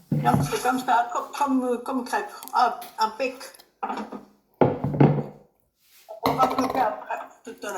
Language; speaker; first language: French; non-native, learner; Japanese